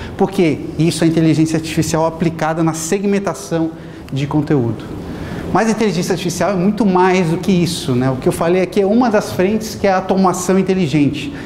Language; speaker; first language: Portuguese; native; Portuguese